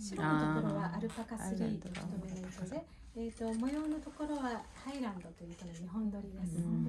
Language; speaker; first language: Japanese; native; Japanese